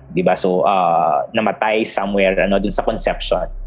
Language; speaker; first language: Filipino; native; Filipino